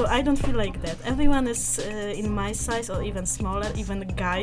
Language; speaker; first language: English; non-native, learner; Polish